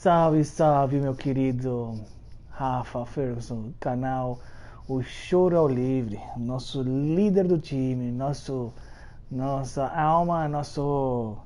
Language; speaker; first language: Portuguese; early bilingual, heritage; Portuguese